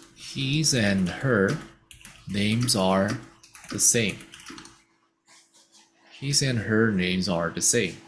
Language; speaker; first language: English; non-native, fluent; Korean